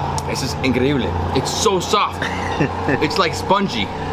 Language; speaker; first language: English; native; English